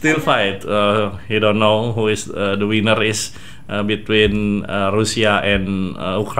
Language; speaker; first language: English; non-native, learner; Indonesian